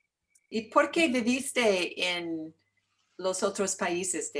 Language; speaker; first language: Spanish; non-native, learner; English